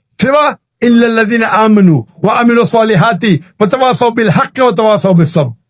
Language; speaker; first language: Urdu; non-native, local second language; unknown